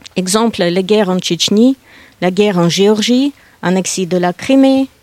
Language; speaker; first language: French; non-native, fluent; Russian